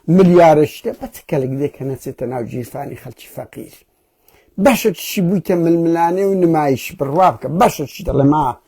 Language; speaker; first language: Central Kurdish; early bilingual, heritage; Central Kurdish